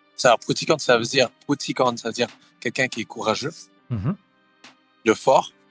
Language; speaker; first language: French; early bilingual, other home language; Thai